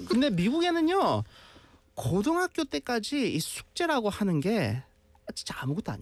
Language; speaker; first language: Korean; early bilingual, heritage; Korean